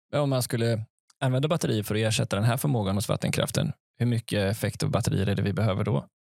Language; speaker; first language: Swedish; native; Swedish